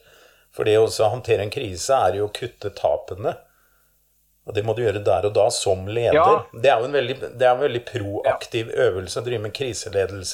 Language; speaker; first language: Norwegian; native; Norwegian